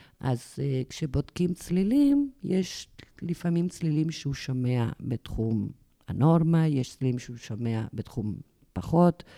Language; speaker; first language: Hebrew; non-native, fluent; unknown